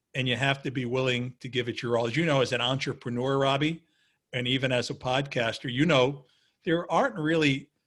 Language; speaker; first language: English; native; English